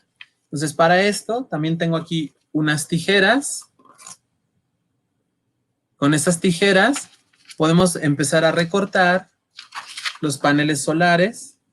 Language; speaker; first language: Spanish; native; Spanish